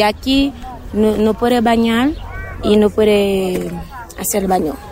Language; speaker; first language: Spanish; non-native, learner; Haitian Creole